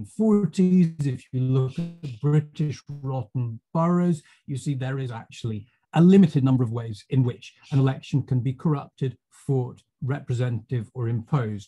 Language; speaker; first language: English; native; English